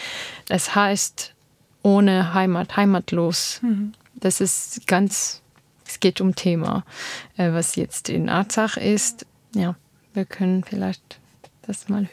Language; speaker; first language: German; non-native, learner; Armenian